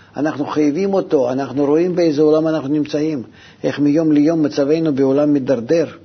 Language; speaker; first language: Hebrew; non-native, fluent; Russian